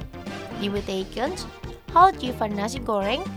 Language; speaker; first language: Dutch; non-native, learner; Indonesian